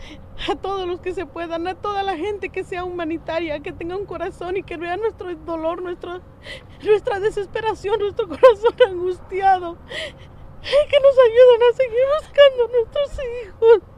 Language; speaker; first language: Spanish; native; Spanish